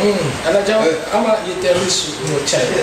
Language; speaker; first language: Turkish; non-native, learner; French